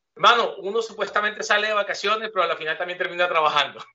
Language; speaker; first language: Spanish; native; Spanish